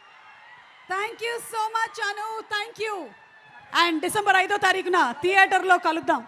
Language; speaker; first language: Telugu; native; Telugu